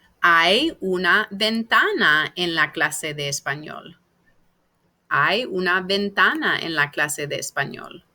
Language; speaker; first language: Spanish; non-native, fluent; English